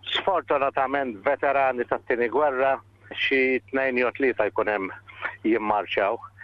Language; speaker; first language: Maltese; native; Maltese